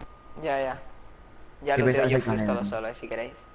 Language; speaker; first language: Spanish; native; Spanish